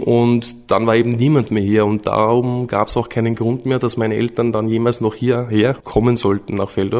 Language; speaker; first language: German; native; German